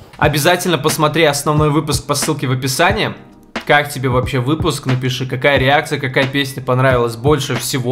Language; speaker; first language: Russian; native; Russian